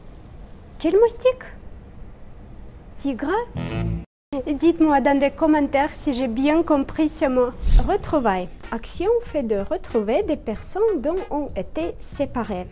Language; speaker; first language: French; non-native, fluent; Russian